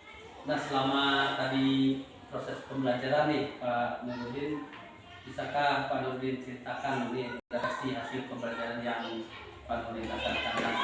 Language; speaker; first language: Indonesian; native; Indonesian